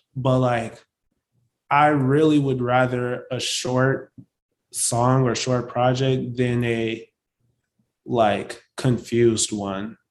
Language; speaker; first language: English; native; English